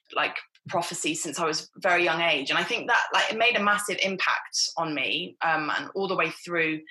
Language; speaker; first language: English; native; English